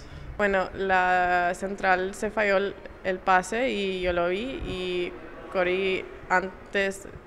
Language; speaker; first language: Spanish; early bilingual, heritage; English